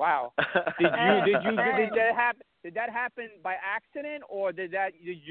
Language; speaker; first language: English; early bilingual, other home language; Italian